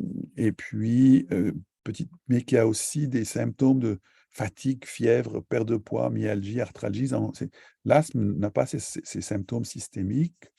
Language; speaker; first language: French; native; French